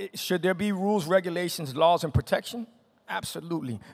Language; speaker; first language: English; native; English